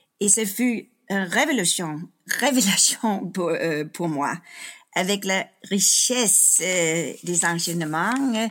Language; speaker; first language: French; non-native, fluent; Danish